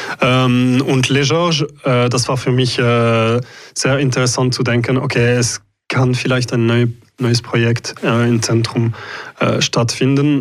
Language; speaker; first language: German; non-native, local second language; French